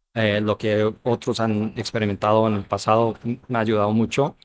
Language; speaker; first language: Spanish; non-native, fluent; English